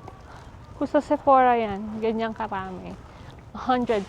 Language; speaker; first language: Filipino; early bilingual, heritage; Filipino